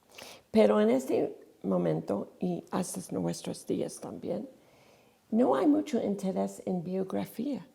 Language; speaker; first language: Spanish; non-native, fluent; English